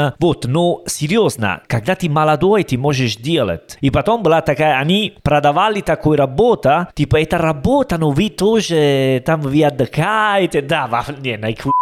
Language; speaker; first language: Russian; non-native, learner; Italian